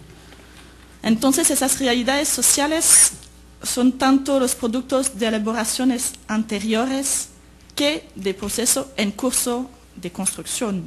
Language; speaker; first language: Spanish; native; Spanish